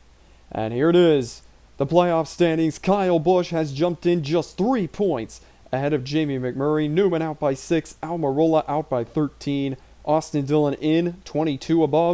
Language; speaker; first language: English; native; English